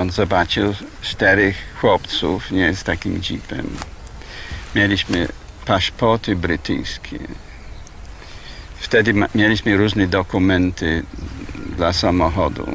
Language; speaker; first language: Polish; non-native, fluent; English